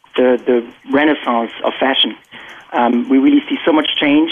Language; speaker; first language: English; non-native, fluent; German